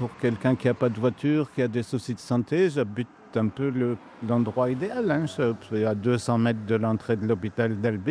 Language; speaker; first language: French; native; French